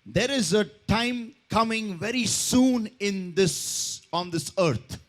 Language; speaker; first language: English; non-native, local second language; Marathi